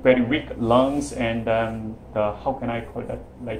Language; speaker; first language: English; non-native, learner; Filipino